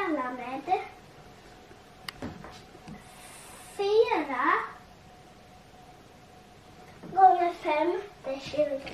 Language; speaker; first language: Swedish; non-native, learner; Tigrinya